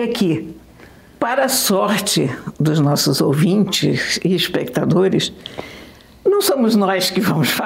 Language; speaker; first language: Portuguese; native; Portuguese